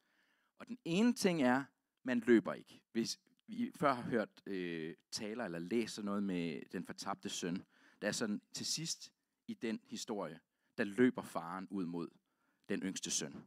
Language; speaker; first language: Danish; native; Danish